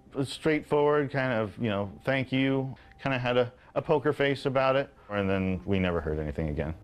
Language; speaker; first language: English; native; English